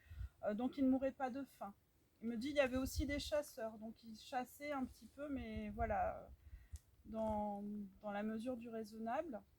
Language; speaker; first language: French; native; French